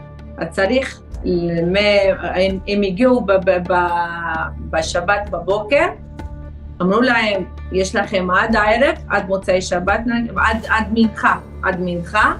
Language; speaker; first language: Hebrew; non-native, fluent; Arabic